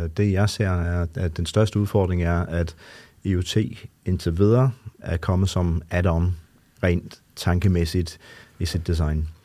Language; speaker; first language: Danish; non-native, fluent; English